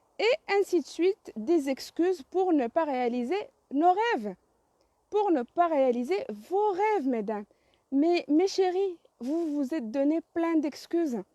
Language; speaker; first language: French; non-native, local second language; Arabic